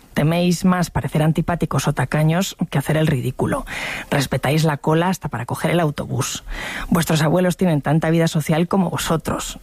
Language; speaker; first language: Spanish; native; Spanish